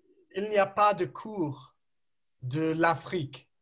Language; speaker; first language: French; non-native, learner; English